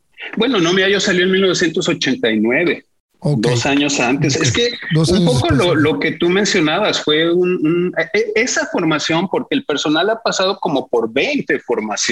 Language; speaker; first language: Spanish; native; Spanish